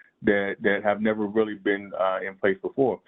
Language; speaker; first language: English; native; English